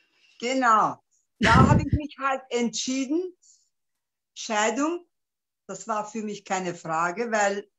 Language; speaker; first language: German; non-native, local second language; Turkish